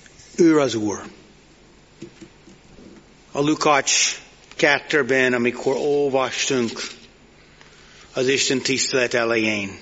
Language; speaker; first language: Hungarian; non-native, learner; English